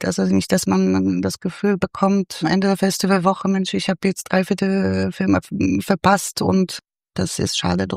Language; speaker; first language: German; non-native, fluent; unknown